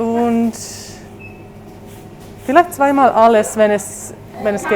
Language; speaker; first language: German; non-native, learner; Finnish